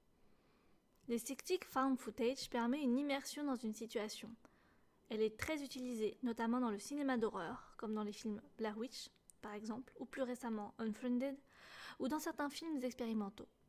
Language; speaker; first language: French; native; French